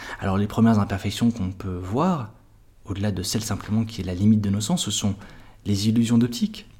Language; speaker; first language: French; native; French